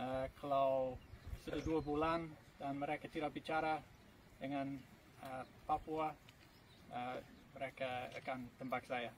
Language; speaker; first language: Indonesian; non-native, learner; English